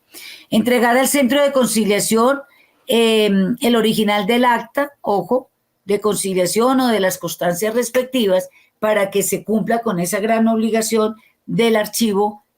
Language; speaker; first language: Spanish; native; Spanish